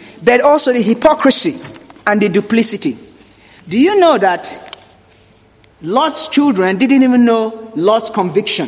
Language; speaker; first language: English; non-native, local second language; Yoruba